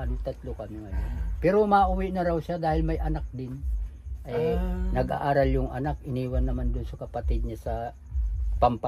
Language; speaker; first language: Filipino; native; Filipino